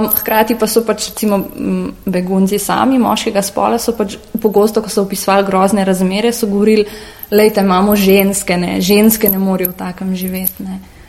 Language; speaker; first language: Slovenian; native; Slovenian